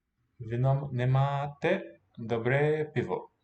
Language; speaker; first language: Czech; non-native, learner; English